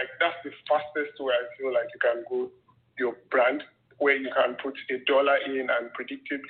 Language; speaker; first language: English; non-native, local second language; Yoruba